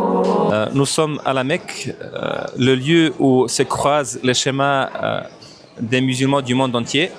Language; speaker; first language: French; non-native, fluent; Bosnian